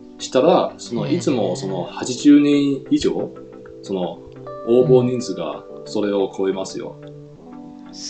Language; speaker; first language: Japanese; non-native, fluent; Chinese